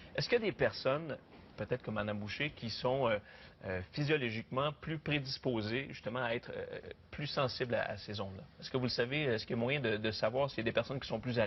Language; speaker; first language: French; native; French